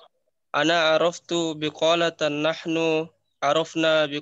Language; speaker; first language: Arabic; non-native, learner; Indonesian